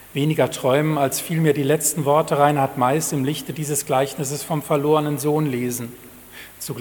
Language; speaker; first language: German; native; German